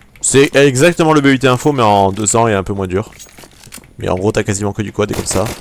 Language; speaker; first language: French; native; French